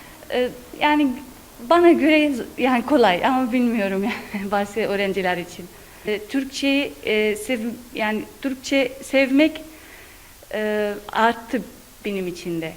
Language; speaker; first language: Turkish; non-native, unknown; Arabic